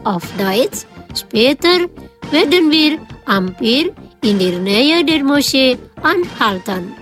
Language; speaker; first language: German; non-native, fluent; Indonesian